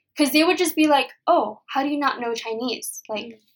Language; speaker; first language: English; non-native, local second language; Nepali